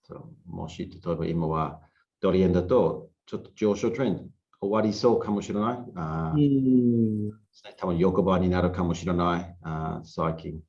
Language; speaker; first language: Japanese; non-native, learner; English